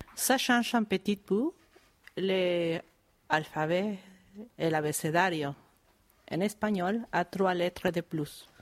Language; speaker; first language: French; non-native, fluent; Spanish